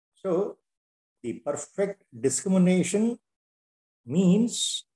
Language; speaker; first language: English; non-native, local second language; Kannada